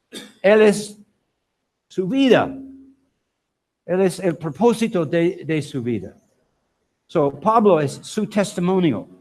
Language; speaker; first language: Spanish; non-native, learner; English